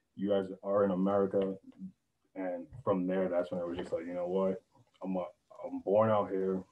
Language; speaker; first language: English; native; English